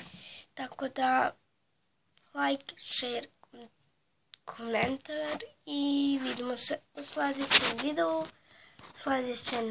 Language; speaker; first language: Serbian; early bilingual, heritage; Serbian